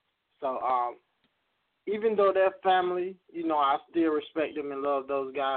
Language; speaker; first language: English; native; English